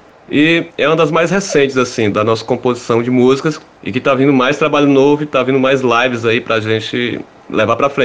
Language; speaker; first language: Portuguese; native; Portuguese